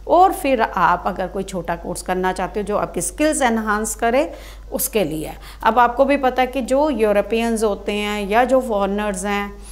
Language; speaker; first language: Hindi; non-native, local second language; Punjabi